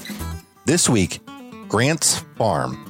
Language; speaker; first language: English; native; English